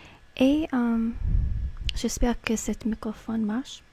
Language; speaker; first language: French; non-native, fluent; English